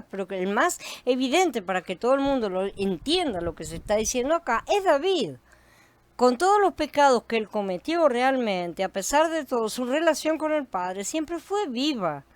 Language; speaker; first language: Spanish; native; Spanish